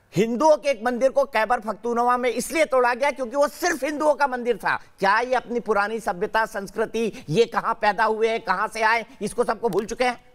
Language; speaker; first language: Hindi; native; Hindi